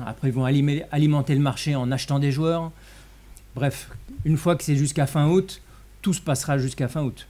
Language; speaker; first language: French; native; French